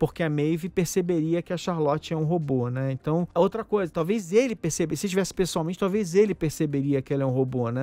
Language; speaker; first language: Portuguese; native; Portuguese